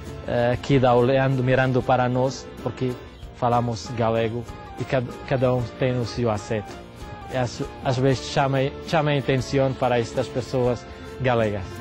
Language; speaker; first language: Portuguese; non-native, fluent; Arabic